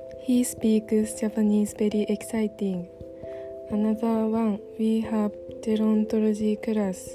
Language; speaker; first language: English; non-native, learner; Japanese